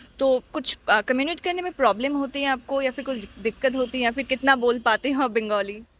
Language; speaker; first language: Hindi; non-native, local second language; Bangla